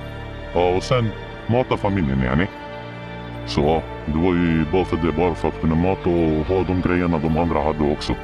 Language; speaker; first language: Swedish; early bilingual, other home language; Arabic